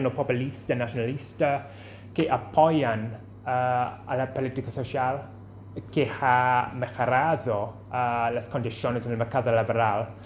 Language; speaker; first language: Spanish; non-native, fluent; English